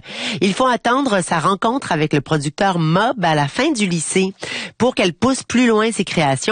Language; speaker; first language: French; native; French